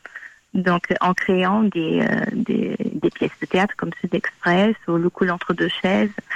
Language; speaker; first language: French; non-native, fluent; Portuguese